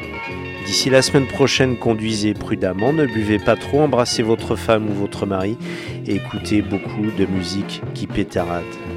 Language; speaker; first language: French; native; French